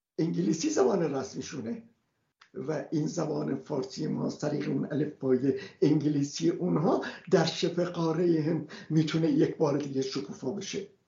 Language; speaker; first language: Persian; non-native, local second language; Kurdish